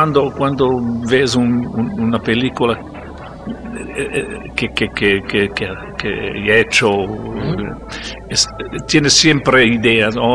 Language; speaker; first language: Spanish; non-native, learner; Italian